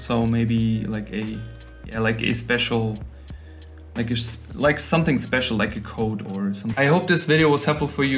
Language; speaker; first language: English; non-native, fluent; German